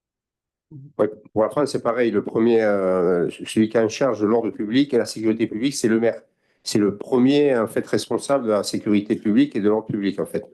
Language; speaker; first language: French; native; French